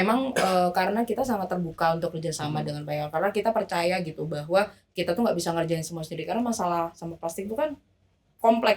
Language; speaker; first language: Indonesian; native; Indonesian